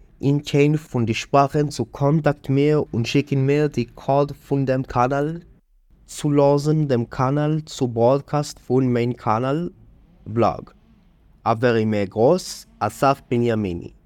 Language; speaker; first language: German; non-native, learner; Hebrew